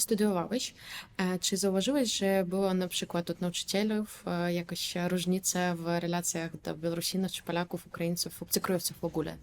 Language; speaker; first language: Polish; non-native, fluent; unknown